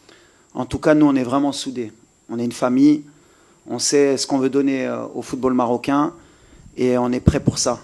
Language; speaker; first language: French; native; French